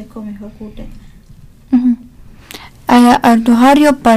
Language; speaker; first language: Swedish; non-native, learner; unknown